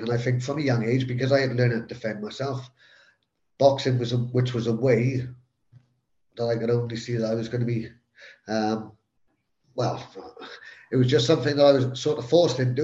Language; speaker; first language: English; native; English